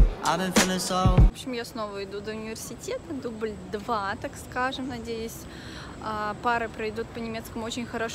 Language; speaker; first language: Russian; native; Russian